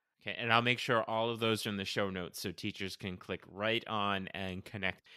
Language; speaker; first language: English; native; English